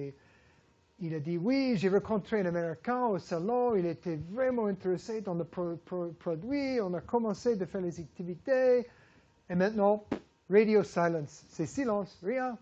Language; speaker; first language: French; non-native, fluent; English